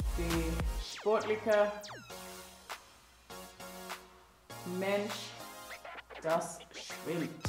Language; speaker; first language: German; non-native, learner; English